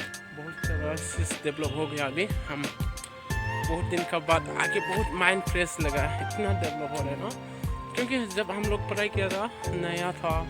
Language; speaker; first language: Hindi; non-native, local second language; Bodo